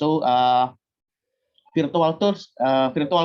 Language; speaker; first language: English; non-native, learner; Indonesian